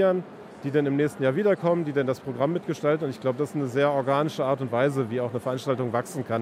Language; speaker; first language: German; native; German